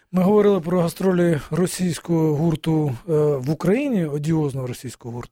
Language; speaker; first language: Ukrainian; native; Ukrainian